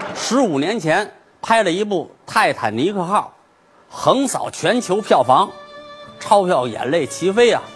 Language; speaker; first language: Chinese; native; Chinese